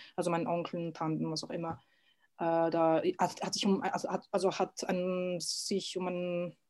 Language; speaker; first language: German; early bilingual, other home language; Serbian